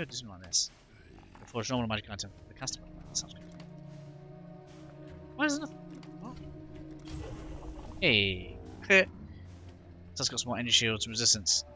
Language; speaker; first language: English; native; English